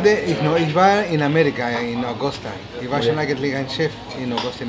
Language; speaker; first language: German; non-native, fluent; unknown